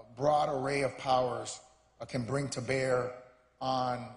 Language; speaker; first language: English; early bilingual, other home language; Spanish